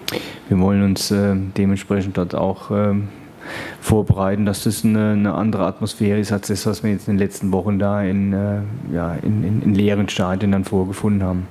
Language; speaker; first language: German; native; German